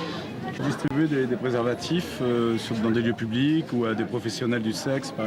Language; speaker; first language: French; native; French